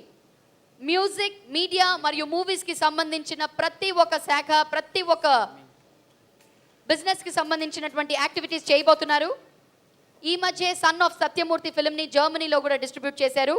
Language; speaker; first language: Telugu; native; Telugu